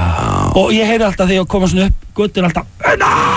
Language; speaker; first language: Icelandic; native; Icelandic